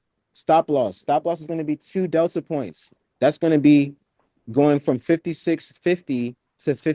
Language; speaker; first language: English; native; English